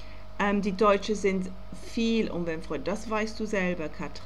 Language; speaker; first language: German; non-native, learner; English